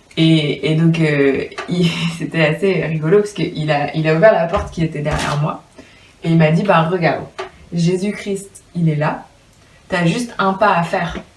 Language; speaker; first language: French; native; French